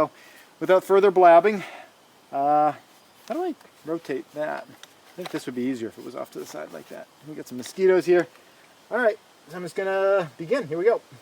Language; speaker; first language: English; native; English